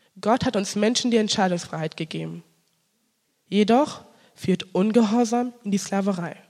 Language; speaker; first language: German; early bilingual, other home language; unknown